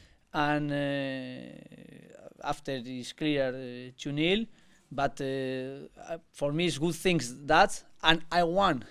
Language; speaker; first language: English; non-native, learner; Spanish